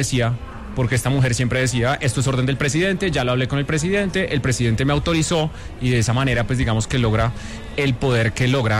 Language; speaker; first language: Spanish; native; Spanish